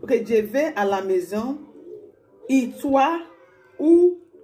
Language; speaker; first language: French; non-native, learner; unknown